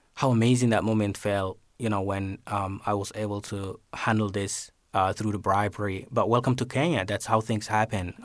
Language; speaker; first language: English; non-native, fluent; Somali